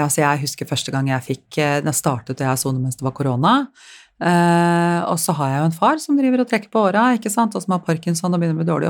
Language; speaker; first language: Norwegian; native; Norwegian